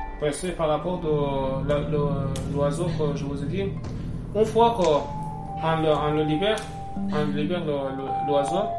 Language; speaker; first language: French; non-native, learner; Persian